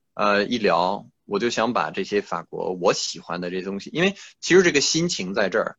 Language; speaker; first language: Chinese; non-native, fluent; French